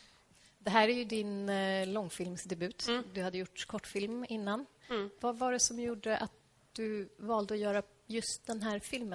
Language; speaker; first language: Swedish; native; Swedish